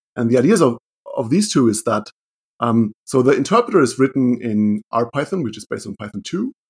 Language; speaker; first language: English; non-native, fluent; German